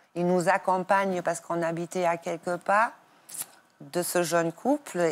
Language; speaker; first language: French; non-native, fluent; German